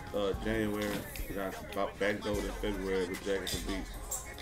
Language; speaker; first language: English; native; English